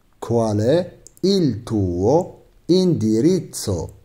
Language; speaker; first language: Italian; non-native, fluent; Arabic